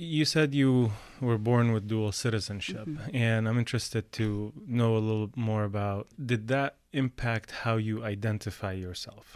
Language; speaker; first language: English; non-native, fluent; Arabic